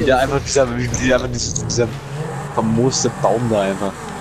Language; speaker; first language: German; native; German